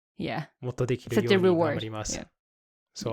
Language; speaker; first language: Japanese; non-native, fluent; English